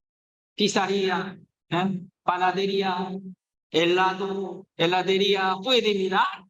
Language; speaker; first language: Spanish; non-native, learner; Korean